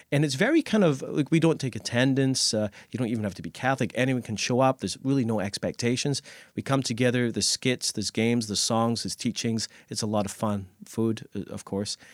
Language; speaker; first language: English; native; English